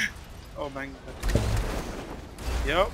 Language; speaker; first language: German; native; German